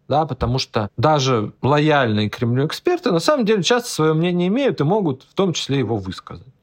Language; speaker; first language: Russian; native; Russian